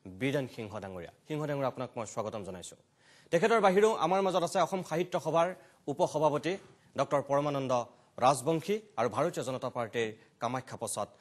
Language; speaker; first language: Assamese; native; Assamese